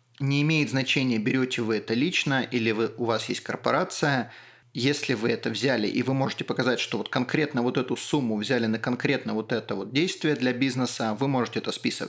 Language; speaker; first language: Russian; native; Russian